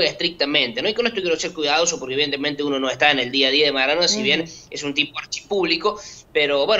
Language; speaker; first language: Spanish; native; Spanish